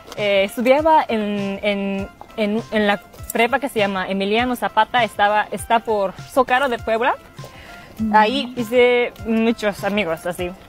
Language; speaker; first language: Spanish; non-native, fluent; Japanese